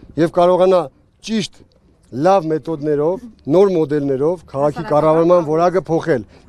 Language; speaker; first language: Armenian; native; Armenian